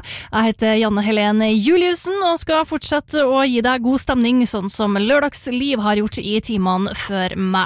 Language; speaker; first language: Norwegian; native; Norwegian